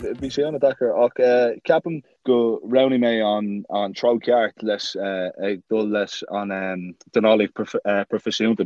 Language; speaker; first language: Irish; non-native, local second language; English